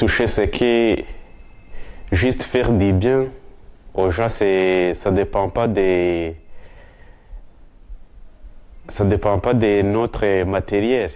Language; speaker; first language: French; non-native, local second language; Kinyarwanda